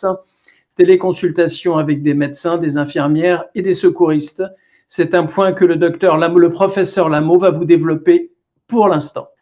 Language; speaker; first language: French; native; French